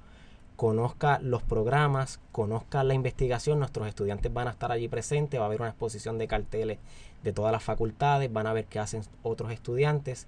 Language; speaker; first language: Spanish; native; Spanish